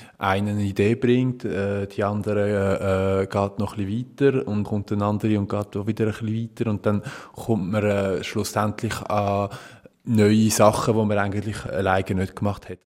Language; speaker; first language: German; non-native, local second language; French